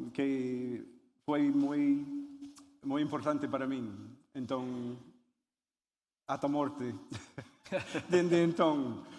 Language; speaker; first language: Galician; non-native, learner; English